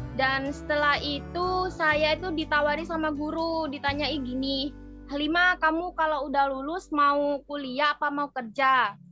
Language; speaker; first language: Indonesian; non-native, local second language; Madurese